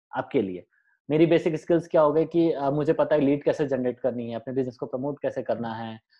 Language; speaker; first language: Hindi; native; Hindi